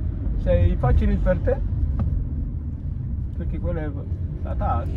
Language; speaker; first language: Italian; non-native, learner; Filipino